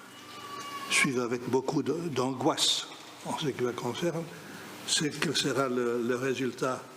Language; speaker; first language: French; non-native, fluent; Greek